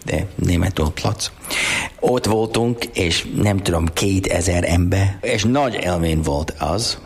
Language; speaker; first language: Hungarian; non-native, learner; English